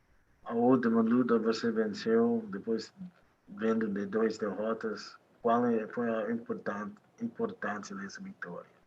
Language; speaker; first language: Portuguese; non-native, fluent; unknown